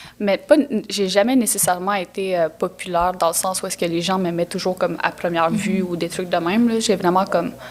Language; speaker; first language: French; non-native, local second language; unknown